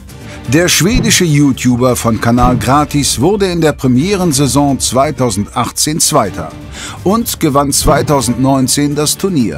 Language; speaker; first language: German; native; German